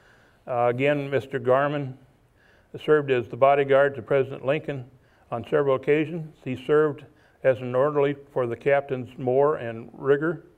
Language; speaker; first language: English; native; English